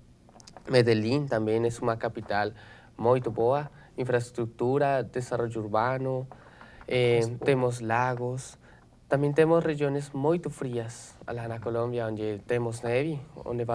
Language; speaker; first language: Portuguese; non-native, learner; Spanish